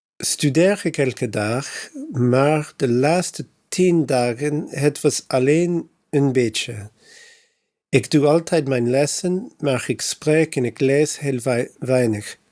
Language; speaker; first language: Dutch; non-native, learner; English